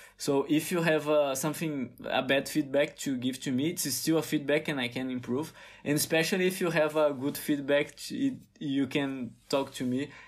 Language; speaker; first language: English; non-native, fluent; Portuguese